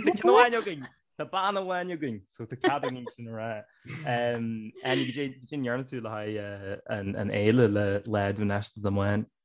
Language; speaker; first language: Irish; native; Irish